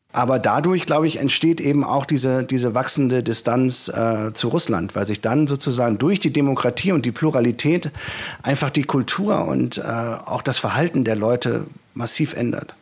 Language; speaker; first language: German; native; German